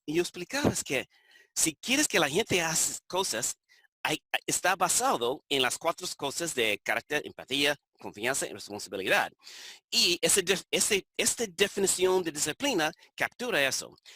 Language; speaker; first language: Spanish; non-native, fluent; English